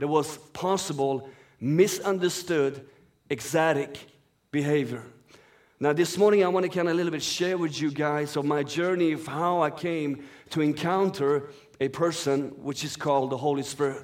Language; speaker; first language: English; non-native, fluent; Persian